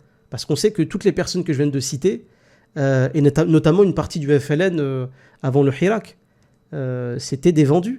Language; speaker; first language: French; native; French